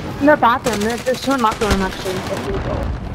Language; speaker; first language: English; native; English